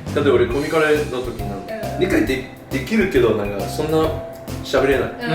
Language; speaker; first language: Japanese; non-native, fluent; Chinese